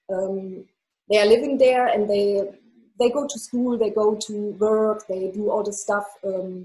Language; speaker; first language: English; non-native, fluent; German